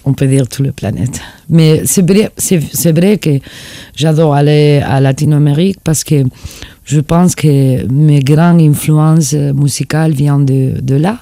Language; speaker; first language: French; non-native, fluent; Spanish